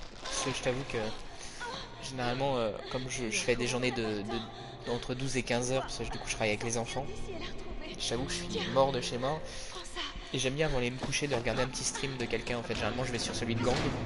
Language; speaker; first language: French; native; French